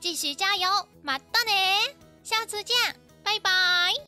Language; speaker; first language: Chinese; non-native, fluent; Japanese